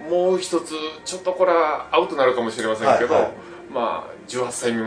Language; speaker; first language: Japanese; native; Japanese